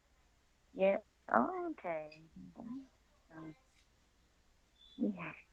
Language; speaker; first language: English; non-native, learner; Chinese